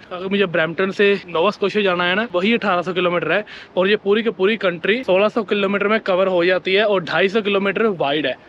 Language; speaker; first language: Hindi; native; Hindi